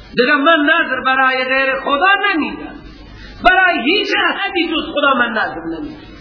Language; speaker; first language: Persian; non-native, local second language; Baluchi